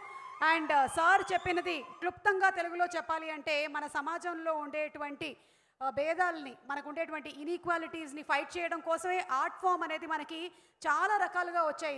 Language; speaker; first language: Telugu; native; Telugu